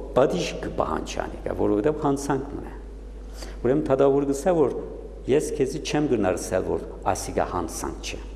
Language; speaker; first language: Armenian; native; Armenian